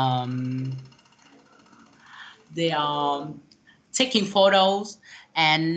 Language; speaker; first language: English; non-native, learner; Vietnamese